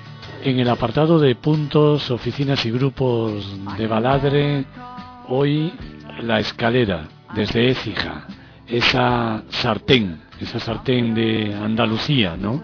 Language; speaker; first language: Spanish; native; Spanish